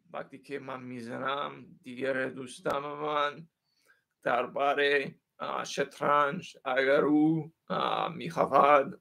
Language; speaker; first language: Persian; non-native, learner; English